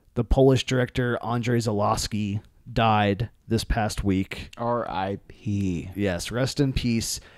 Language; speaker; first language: English; native; English